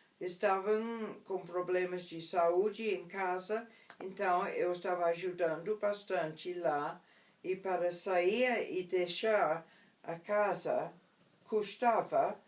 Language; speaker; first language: Portuguese; non-native, fluent; English